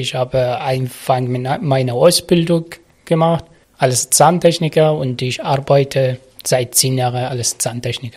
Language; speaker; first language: German; non-native, learner; Arabic